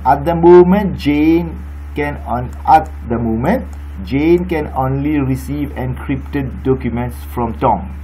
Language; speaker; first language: English; non-native, local second language; Morisyen